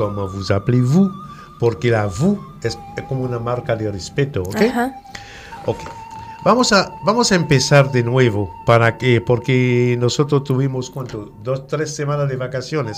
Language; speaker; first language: Spanish; non-native, fluent; French